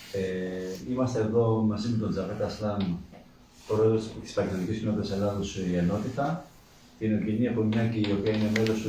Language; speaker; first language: Greek; native; Greek